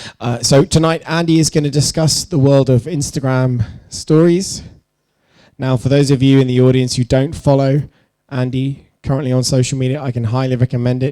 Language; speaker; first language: English; native; English